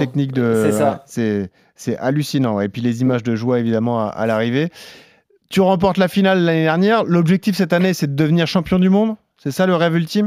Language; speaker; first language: French; native; French